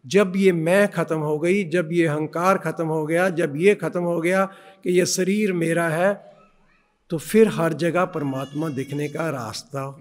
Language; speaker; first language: Hindi; non-native, local second language; Punjabi